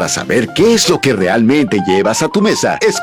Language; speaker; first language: Spanish; native; Spanish